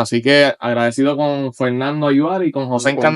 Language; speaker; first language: Spanish; native; Spanish